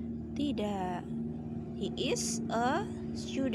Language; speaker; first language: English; non-native, fluent; Indonesian